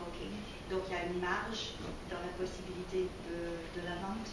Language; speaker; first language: French; native; French